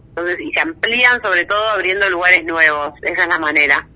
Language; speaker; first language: Spanish; native; Spanish